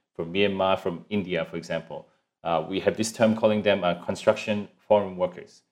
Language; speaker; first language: English; non-native, local second language; Cantonese